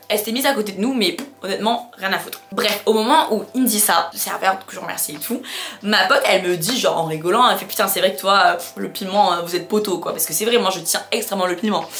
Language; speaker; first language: French; non-native, fluent; Khmer